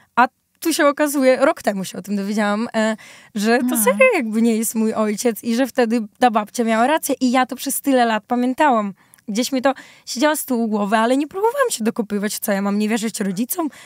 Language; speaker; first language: Polish; early bilingual, other home language; Ukrainian